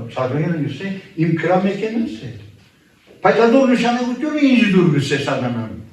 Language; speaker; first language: Armenian; early bilingual, heritage; Armenian